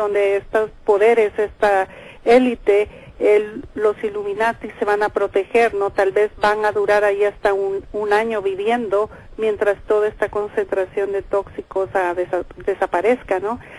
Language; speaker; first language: Spanish; native; Spanish